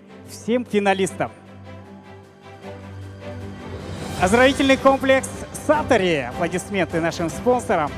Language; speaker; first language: Russian; native; Russian